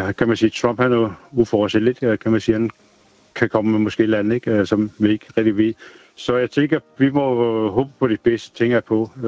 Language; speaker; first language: Danish; non-native, local second language; Kalaallisut